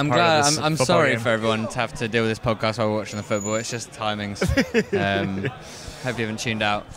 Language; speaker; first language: English; native; English